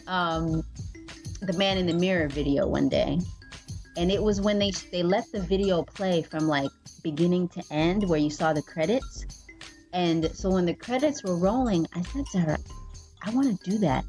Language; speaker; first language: English; early bilingual, other home language; Oromo